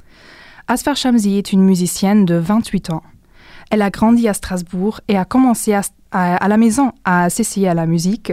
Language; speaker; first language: French; non-native, fluent; German